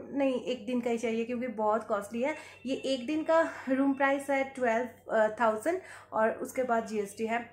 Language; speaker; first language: Hindi; non-native, local second language; Bangla